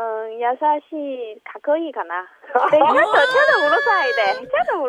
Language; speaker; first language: Japanese; non-native, learner; Chinese